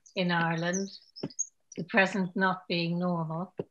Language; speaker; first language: English; native; English